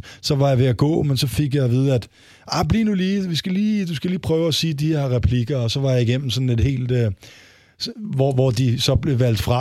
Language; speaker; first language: Danish; native; Danish